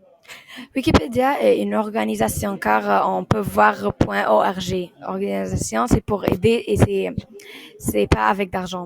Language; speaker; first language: French; non-native, learner; Arabic